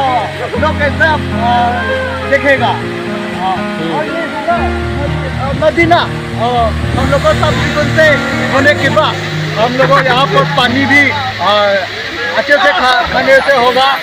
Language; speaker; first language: Hindi; non-native, local second language; Karbi